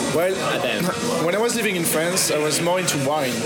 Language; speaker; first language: English; non-native, fluent; French